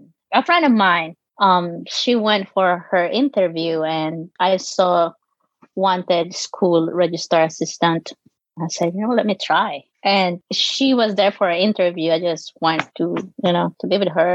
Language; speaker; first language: English; non-native, local second language; Filipino